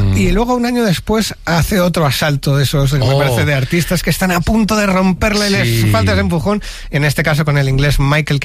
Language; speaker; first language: Spanish; native; Spanish